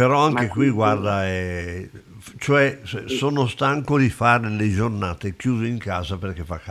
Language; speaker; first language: Italian; native; Italian